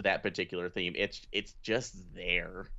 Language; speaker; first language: English; native; English